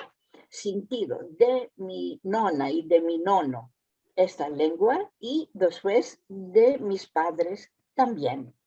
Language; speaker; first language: Spanish; early bilingual, heritage; Ladino